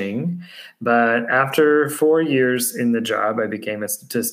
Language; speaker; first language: English; native; English